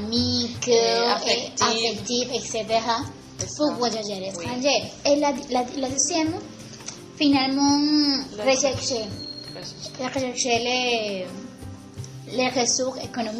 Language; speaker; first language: French; non-native, learner; Spanish